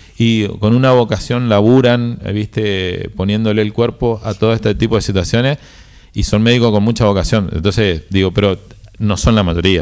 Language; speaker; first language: Spanish; native; Spanish